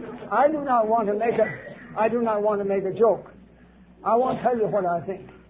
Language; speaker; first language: English; native; English